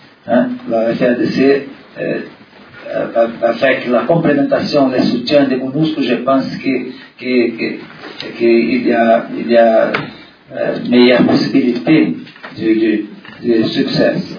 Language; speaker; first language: French; non-native, learner; Portuguese